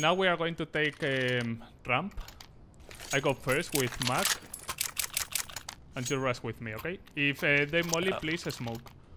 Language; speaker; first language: English; non-native, fluent; Spanish